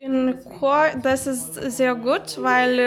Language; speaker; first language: German; non-native, learner; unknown